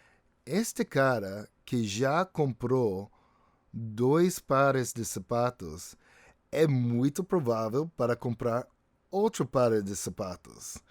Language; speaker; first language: Portuguese; non-native, fluent; English